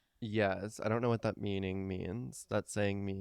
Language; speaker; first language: English; native; English